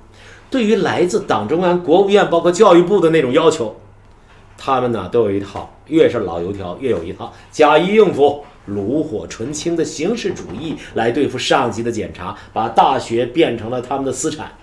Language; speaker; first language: Chinese; native; Chinese